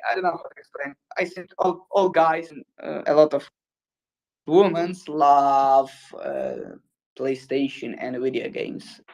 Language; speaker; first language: English; non-native, learner; Ukrainian